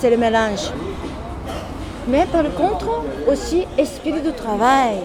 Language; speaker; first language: French; non-native, learner; Japanese